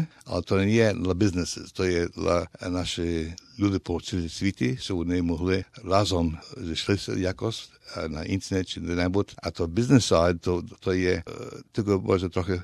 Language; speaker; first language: Ukrainian; early bilingual, heritage; Ukrainian